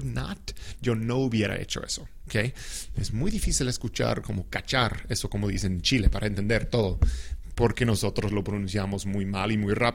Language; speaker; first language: Spanish; non-native, fluent; English